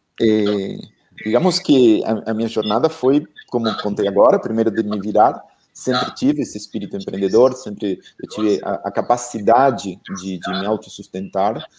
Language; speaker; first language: Portuguese; non-native, fluent; Spanish